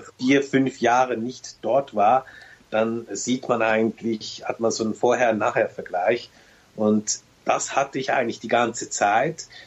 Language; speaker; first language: German; early bilingual, other home language; Turkish